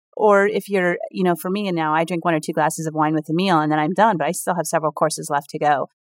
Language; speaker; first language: English; native; English